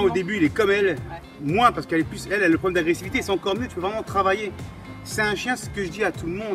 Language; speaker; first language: French; native; French